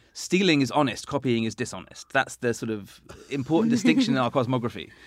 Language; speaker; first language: English; native; English